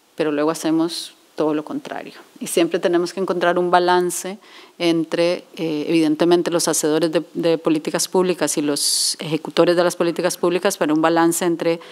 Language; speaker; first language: Spanish; native; Spanish